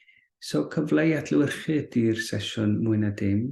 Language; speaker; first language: Welsh; native; Welsh